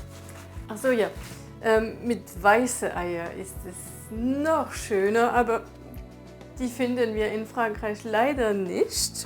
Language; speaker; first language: German; non-native, fluent; French